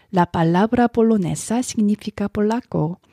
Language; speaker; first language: Spanish; non-native, learner; Korean